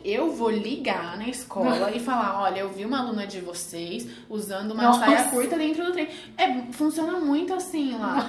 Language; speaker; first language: Portuguese; early bilingual, heritage; Portuguese